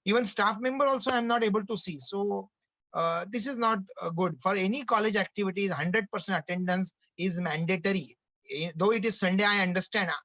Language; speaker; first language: English; non-native, local second language; Marathi